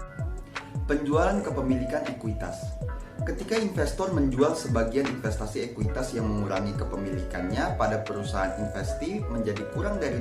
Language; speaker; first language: Indonesian; native; Indonesian